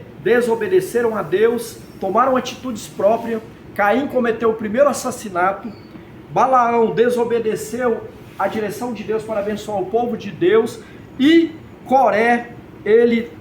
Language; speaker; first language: Portuguese; native; Portuguese